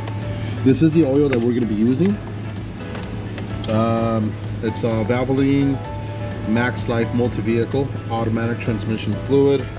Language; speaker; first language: English; native; English